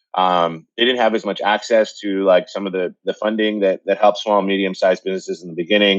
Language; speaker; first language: English; native; English